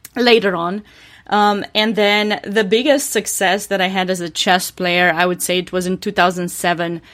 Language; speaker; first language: English; non-native, fluent; Romanian